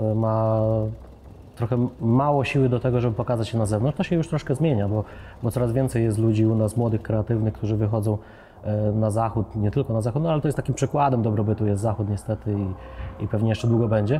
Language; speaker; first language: Polish; native; Polish